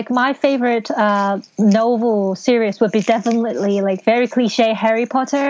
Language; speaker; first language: English; non-native, local second language; Cantonese